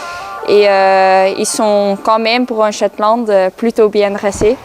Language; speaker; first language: French; non-native, local second language; Dutch